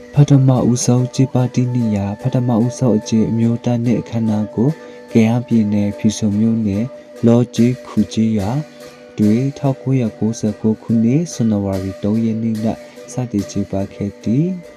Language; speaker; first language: Burmese; non-native, local second language; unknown